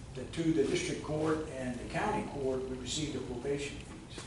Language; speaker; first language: English; native; English